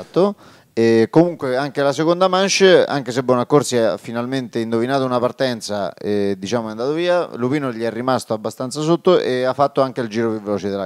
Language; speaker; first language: Italian; native; Italian